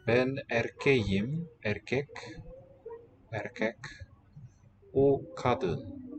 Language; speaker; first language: Turkish; non-native, learner; English